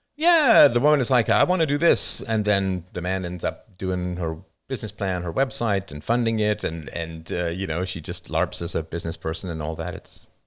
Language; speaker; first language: English; native; English